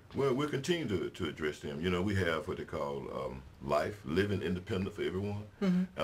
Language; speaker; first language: English; native; English